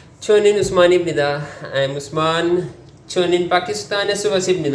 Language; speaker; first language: Korean; non-native, learner; Urdu